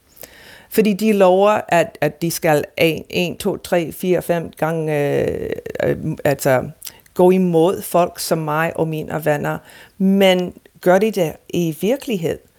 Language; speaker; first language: Danish; non-native, fluent; English